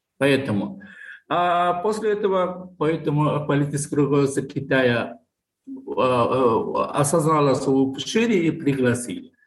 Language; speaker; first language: Russian; non-native, local second language; Tajik